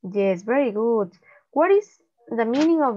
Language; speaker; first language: English; non-native, learner; Spanish